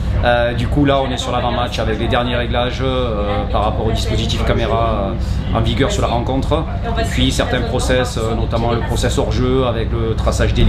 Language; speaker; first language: French; native; French